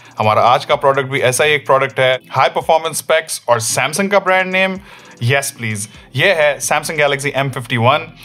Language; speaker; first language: Urdu; native; Urdu